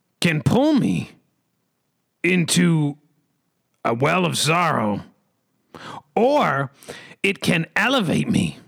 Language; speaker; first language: English; native; English